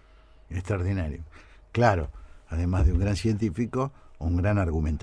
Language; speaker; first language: Spanish; native; Spanish